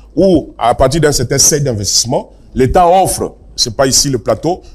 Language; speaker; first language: French; non-native, local second language; Lingala